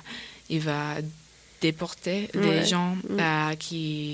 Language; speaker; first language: French; non-native, learner; English